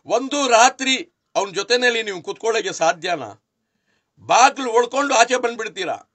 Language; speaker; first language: Kannada; non-native, local second language; Urdu